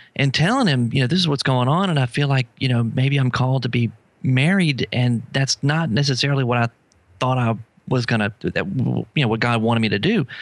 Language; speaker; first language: English; native; English